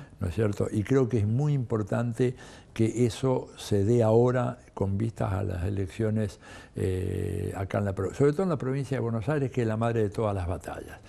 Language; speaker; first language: Spanish; early bilingual, other home language; Italian